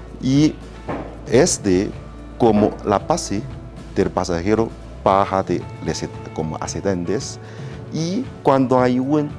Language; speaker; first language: Spanish; non-native, learner; Chinese